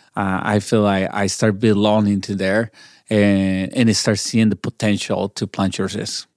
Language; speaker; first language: English; non-native, learner; Spanish